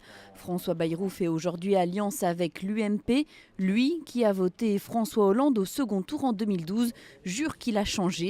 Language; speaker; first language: French; native; French